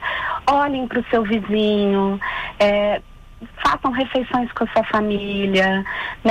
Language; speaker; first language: Portuguese; native; Portuguese